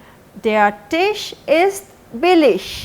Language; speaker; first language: German; non-native, fluent; Hindi